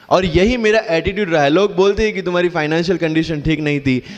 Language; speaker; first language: Hindi; non-native, local second language; Gujarati